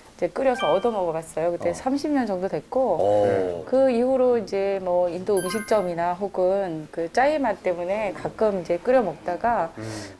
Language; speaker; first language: Korean; native; Korean